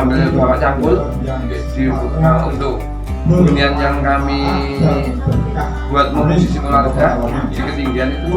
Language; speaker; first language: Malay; non-native, local second language; Javanese